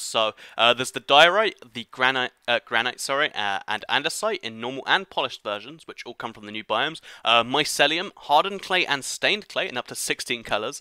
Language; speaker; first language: English; native; English